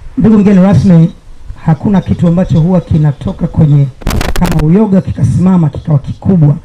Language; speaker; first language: Swahili; native; Swahili